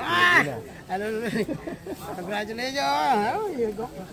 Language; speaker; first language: English; non-native, learner; Filipino